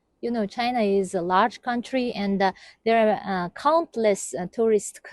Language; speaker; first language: English; non-native, fluent; Kazakh